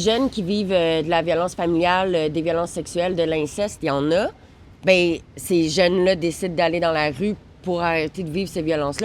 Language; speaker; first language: French; native; French